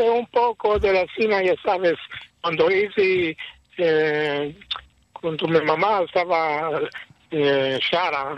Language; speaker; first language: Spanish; early bilingual, heritage; Hebrew